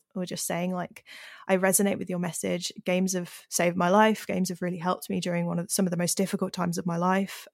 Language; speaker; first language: English; native; English